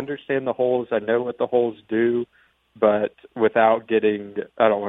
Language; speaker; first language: English; native; English